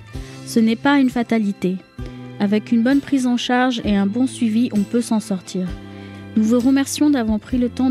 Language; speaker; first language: French; native; French